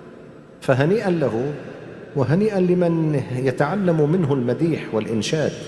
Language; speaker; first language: Arabic; native; Arabic